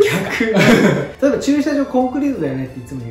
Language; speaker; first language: Japanese; native; Japanese